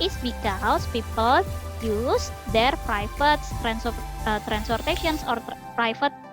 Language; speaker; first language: English; non-native, fluent; Indonesian